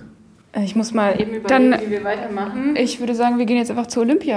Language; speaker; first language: German; native; German